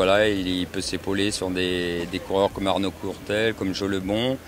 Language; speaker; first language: French; native; French